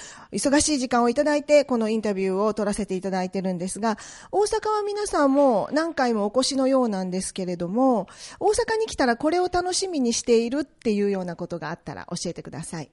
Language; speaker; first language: Japanese; native; Japanese